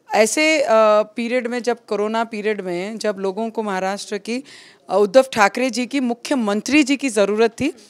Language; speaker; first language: Hindi; non-native, local second language; Marathi